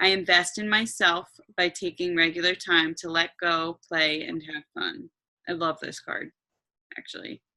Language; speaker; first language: English; native; English